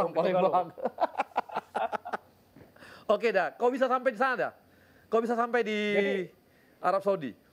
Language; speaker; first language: Indonesian; native; Indonesian